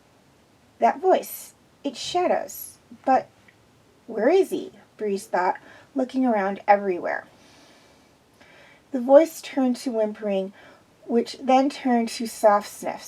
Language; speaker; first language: English; native; English